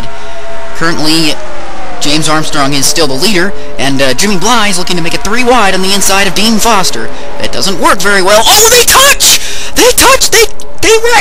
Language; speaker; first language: English; native; English